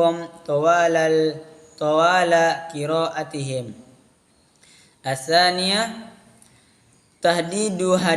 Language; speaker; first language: Arabic; non-native, learner; Indonesian